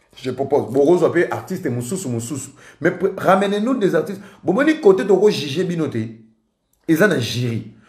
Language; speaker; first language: French; non-native, local second language; Lingala